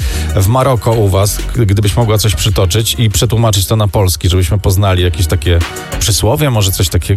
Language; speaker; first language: Polish; native; Polish